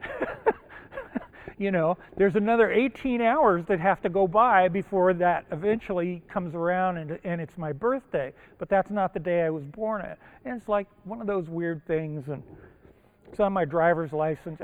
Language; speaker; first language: English; early bilingual, other home language; Japanese